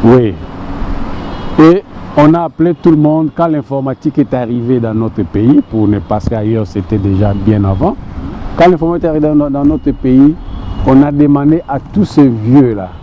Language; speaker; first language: French; non-native, local second language; Lingala